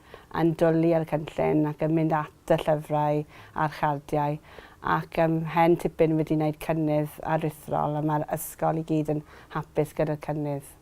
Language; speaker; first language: Welsh; native; Welsh